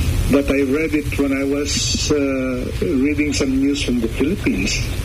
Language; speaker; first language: English; early bilingual, other home language; Spanish